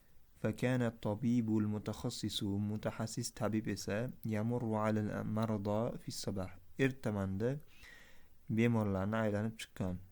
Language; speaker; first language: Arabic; non-native, fluent; Uzbek